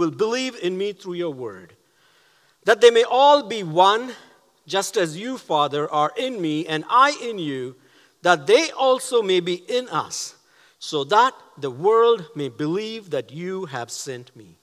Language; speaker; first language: English; non-native, local second language; Tamil